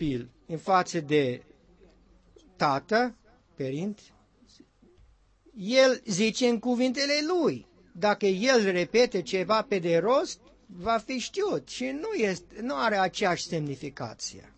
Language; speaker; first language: Romanian; non-native, learner; English